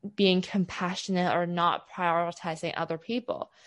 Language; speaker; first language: English; non-native, local second language; Cantonese